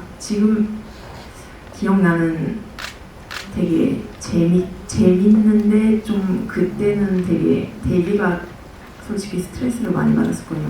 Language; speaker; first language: Korean; early bilingual, heritage; Korean